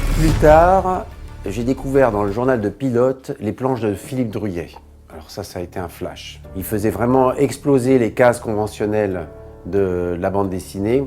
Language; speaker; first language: French; native; French